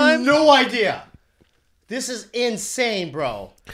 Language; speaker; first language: English; early bilingual, other home language; Korean